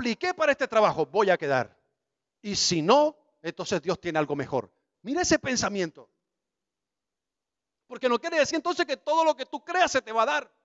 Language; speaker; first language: Spanish; native; Spanish